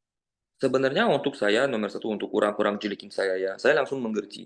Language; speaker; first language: Indonesian; non-native, fluent; Russian